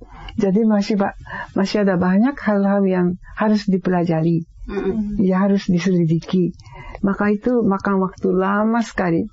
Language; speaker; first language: Indonesian; non-native, fluent; Japanese